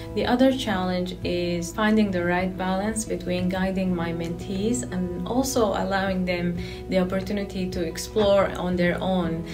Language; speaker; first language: English; non-native, fluent; Arabic